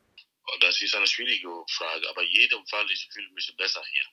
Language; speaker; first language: German; non-native, fluent; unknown